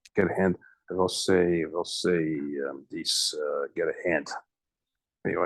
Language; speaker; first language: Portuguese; non-native, learner; English